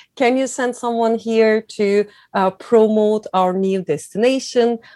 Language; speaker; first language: English; non-native, fluent; Turkish